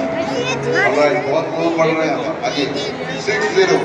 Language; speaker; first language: Hindi; native; Hindi